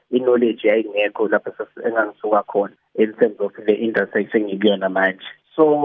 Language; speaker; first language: Zulu; native; Zulu